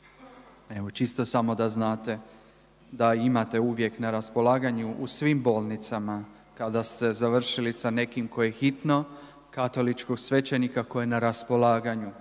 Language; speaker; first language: Croatian; native; Croatian